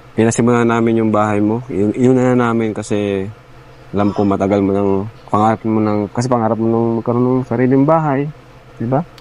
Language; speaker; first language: Filipino; non-native, local second language; Iloko